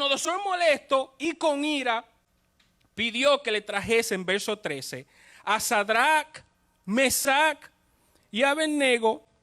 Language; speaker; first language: Spanish; native; Spanish